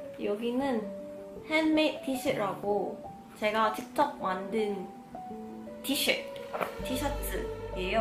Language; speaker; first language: Korean; non-native, fluent; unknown